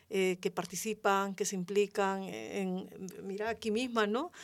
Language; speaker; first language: Spanish; native; Spanish